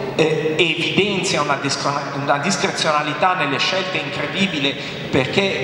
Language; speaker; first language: Italian; native; Italian